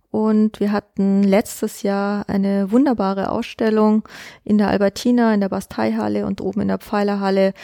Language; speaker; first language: German; native; German